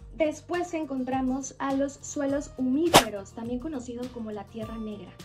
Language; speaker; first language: Spanish; native; Spanish